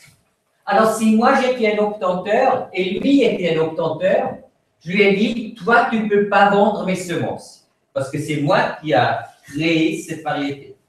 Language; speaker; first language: French; non-native, fluent; Swiss German